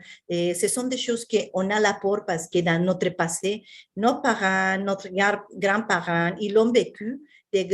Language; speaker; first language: French; non-native, fluent; Spanish